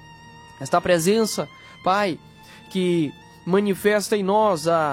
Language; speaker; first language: Portuguese; native; Portuguese